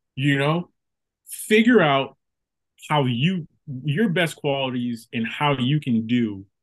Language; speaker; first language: English; native; English